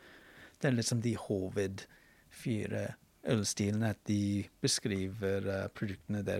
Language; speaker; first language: Norwegian; non-native, fluent; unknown